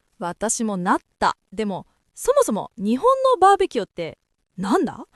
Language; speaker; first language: Japanese; native; Japanese